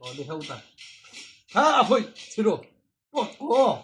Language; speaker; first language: Nepali; native; Nepali